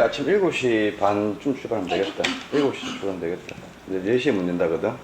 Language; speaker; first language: Korean; native; Korean